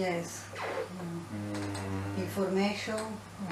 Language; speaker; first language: English; non-native, learner; Spanish